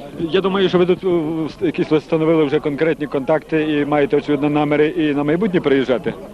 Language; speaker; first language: Ukrainian; native; Ukrainian